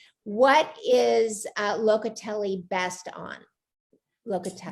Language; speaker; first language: English; native; English